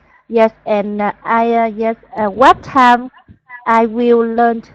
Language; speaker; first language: English; non-native, learner; Vietnamese